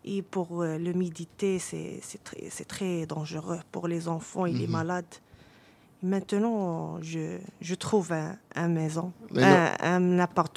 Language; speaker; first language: French; non-native, learner; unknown